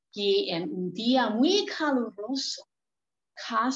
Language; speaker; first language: Spanish; non-native, fluent; English